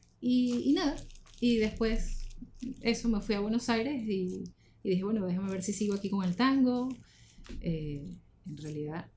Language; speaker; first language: Spanish; native; Spanish